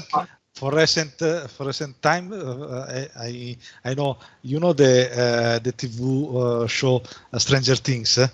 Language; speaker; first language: English; non-native, learner; Italian